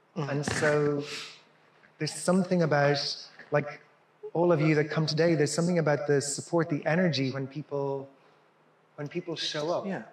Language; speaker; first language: English; native; English